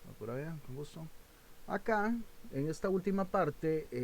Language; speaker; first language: Spanish; native; Spanish